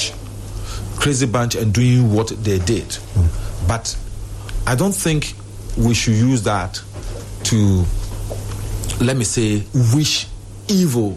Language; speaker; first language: English; non-native, local second language; Ga